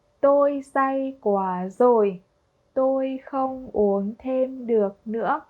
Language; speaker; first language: Vietnamese; non-native, fluent; Korean